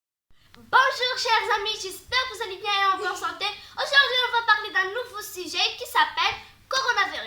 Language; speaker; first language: French; non-native, learner; Arabic